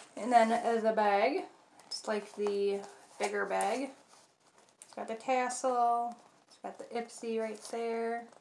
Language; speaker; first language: English; native; English